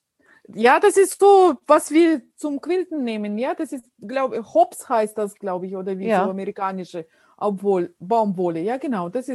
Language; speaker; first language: German; non-native, fluent; Russian